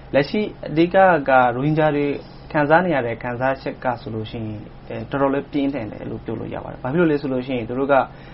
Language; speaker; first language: Burmese; non-native, local second language; Rohingya